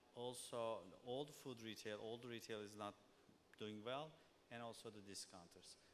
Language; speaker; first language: English; non-native, fluent; Turkish